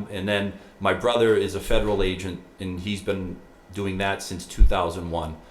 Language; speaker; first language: English; native; English